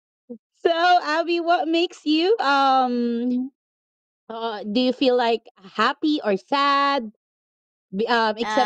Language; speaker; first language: English; non-native, local second language; Filipino